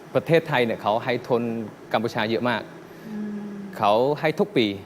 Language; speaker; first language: Thai; non-native, fluent; Khmer